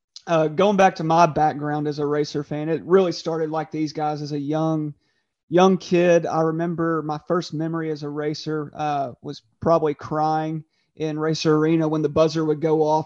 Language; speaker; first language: English; native; English